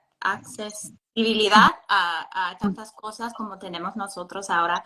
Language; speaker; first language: Spanish; non-native, fluent; English